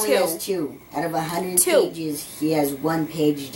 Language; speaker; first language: English; native; English